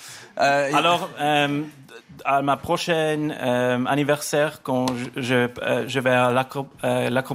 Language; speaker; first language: French; non-native, learner; German